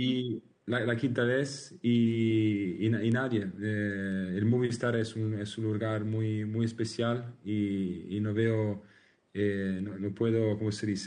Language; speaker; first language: Spanish; non-native, learner; Italian